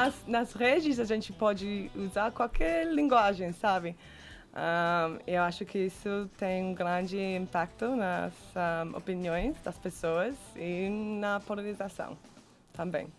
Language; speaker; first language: Portuguese; non-native, fluent; English